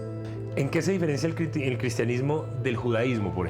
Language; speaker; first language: Spanish; native; Spanish